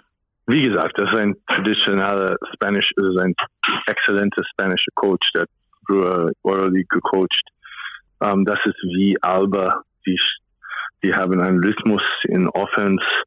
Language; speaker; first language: German; non-native, fluent; English